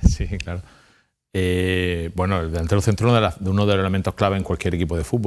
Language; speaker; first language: Spanish; native; Spanish